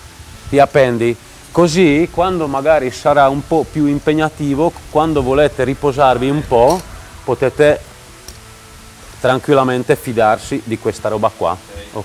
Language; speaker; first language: Italian; non-native, fluent; Czech